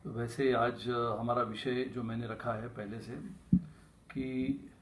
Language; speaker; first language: Hindi; non-native, local second language; Marathi